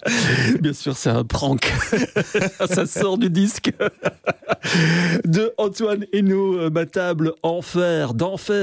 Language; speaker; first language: French; native; French